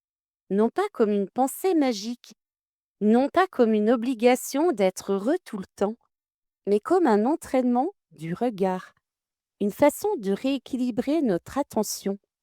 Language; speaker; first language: French; native; French